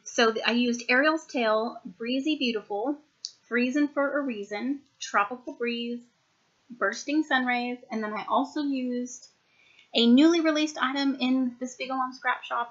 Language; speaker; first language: English; native; English